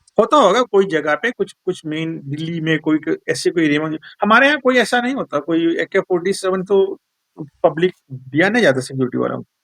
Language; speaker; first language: Hindi; non-native, local second language; Malayalam